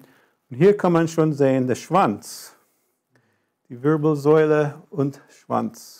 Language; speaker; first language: German; non-native, fluent; English